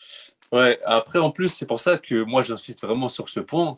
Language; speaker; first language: French; native; French